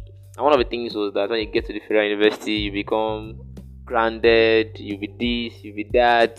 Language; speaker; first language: English; non-native, local second language; Yoruba